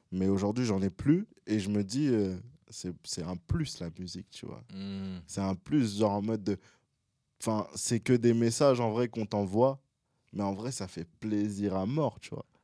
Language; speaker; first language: French; early bilingual, other home language; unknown